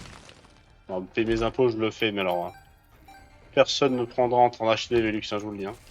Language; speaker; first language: French; native; French